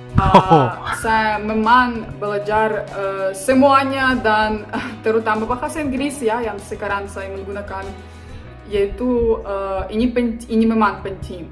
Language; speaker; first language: Indonesian; non-native, learner; Ukrainian